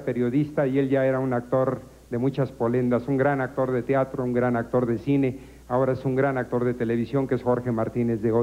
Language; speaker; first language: Spanish; native; Spanish